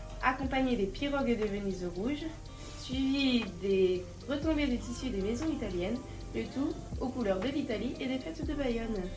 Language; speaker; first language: French; native; French